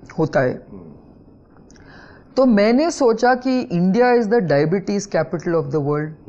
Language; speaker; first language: Hindi; non-native, local second language; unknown